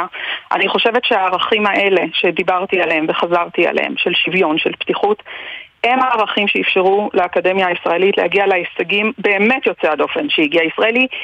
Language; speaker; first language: Hebrew; native; Hebrew